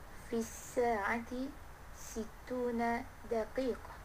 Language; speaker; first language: Arabic; non-native, learner; Malay